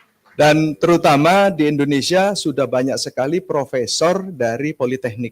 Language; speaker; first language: Indonesian; native; Indonesian